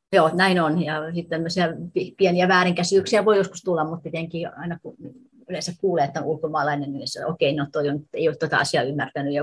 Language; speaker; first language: Finnish; native; Finnish